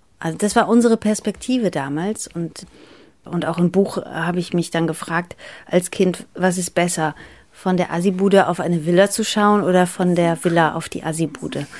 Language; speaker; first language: German; early bilingual, other home language; Greek